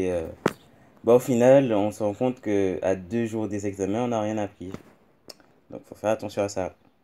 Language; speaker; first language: French; native; French